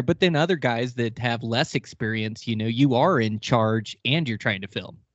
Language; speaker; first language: English; native; English